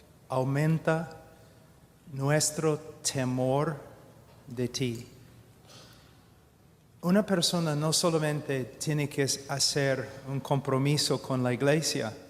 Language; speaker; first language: Spanish; non-native, fluent; English